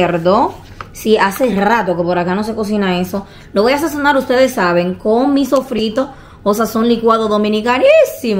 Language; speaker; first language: Spanish; native; Spanish